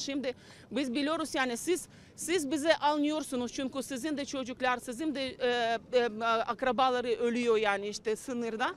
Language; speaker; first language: Turkish; non-native, learner; Ukrainian